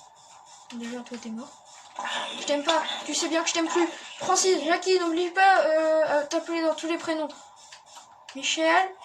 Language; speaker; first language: French; native; French